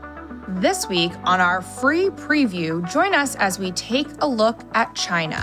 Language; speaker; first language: English; native; English